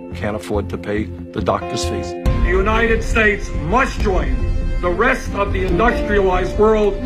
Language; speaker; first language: English; native; English